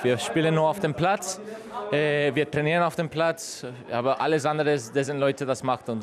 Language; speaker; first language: German; non-native, fluent; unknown